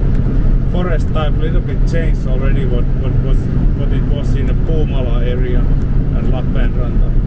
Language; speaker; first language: English; non-native, learner; Finnish